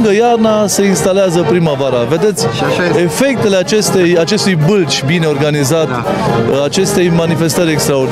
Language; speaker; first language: Romanian; native; Romanian